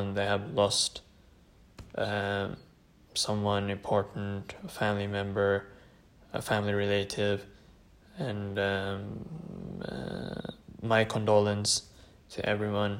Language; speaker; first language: English; non-native, fluent; Tamil